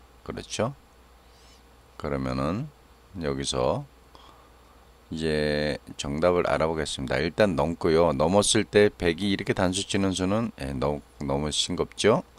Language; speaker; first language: Korean; native; Korean